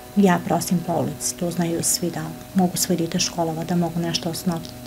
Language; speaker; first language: Bosnian; native; Bosnian